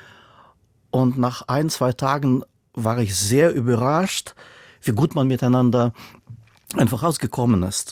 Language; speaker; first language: German; non-native, fluent; Russian